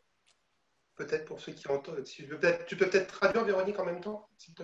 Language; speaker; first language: French; native; French